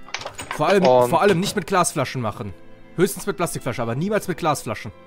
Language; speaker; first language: German; native; German